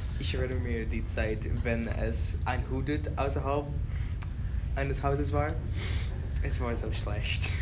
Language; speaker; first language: German; non-native, learner; English